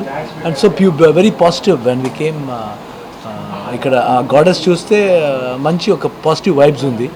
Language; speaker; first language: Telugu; non-native, learner; Kannada